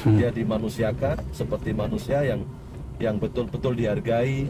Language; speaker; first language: Malay; non-native, local second language; Javanese